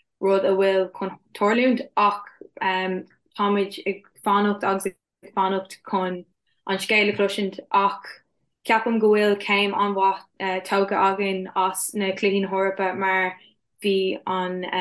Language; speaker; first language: Irish; non-native, local second language; English